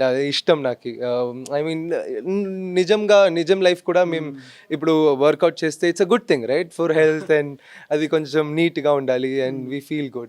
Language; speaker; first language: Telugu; non-native, fluent; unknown